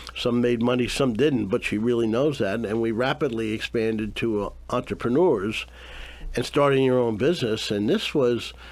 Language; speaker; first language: English; native; English